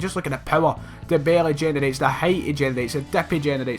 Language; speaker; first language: English; native; English